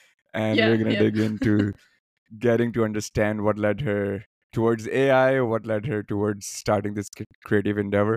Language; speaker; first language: English; non-native, local second language; Urdu